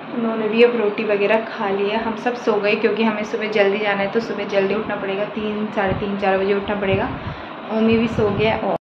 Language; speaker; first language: Hindi; native; Hindi